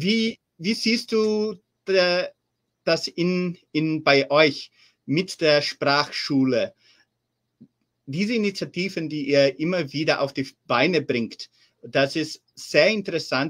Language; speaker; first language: German; early bilingual, heritage; German